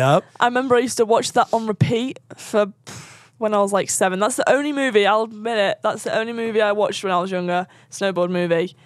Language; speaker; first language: English; native; English